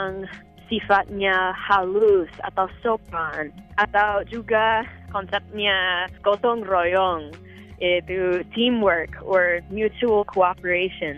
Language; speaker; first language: Indonesian; non-native, fluent; English